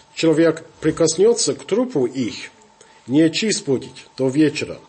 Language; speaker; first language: Russian; non-native, fluent; English